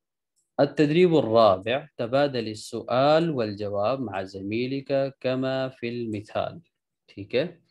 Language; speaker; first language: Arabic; non-native, fluent; Urdu